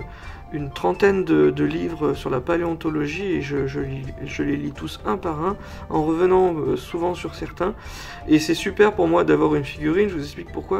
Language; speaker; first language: French; native; French